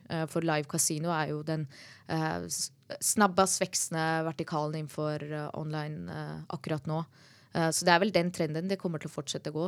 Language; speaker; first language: Norwegian; early bilingual, other home language; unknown